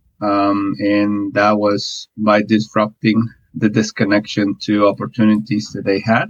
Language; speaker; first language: English; non-native, fluent; Spanish